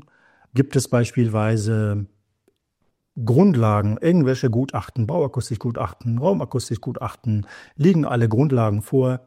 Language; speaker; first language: German; native; German